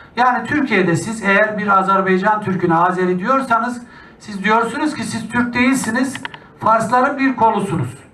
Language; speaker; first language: Turkish; native; Turkish